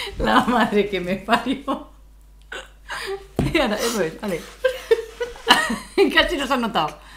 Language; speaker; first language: Spanish; native; Spanish